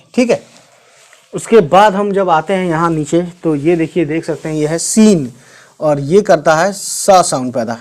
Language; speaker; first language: Hindi; native; Hindi